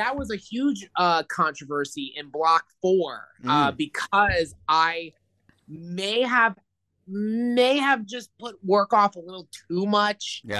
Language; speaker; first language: English; native; English